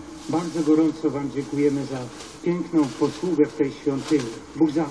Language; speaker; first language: Polish; native; Polish